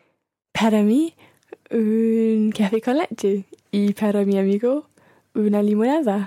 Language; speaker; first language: Spanish; non-native, learner; English